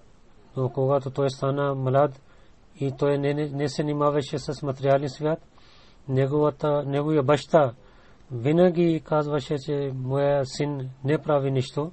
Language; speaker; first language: Bulgarian; non-native, learner; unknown